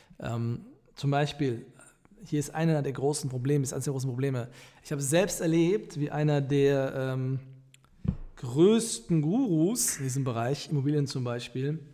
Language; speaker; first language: German; native; German